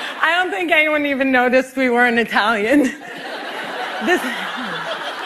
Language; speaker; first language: English; native; English